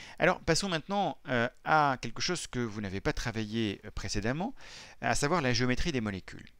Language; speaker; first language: French; native; French